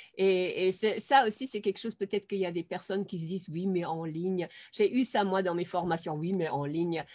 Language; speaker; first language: French; non-native, fluent; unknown